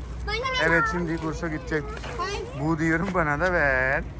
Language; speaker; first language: Turkish; non-native, learner; Urdu